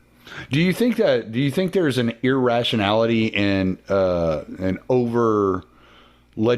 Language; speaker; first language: English; native; English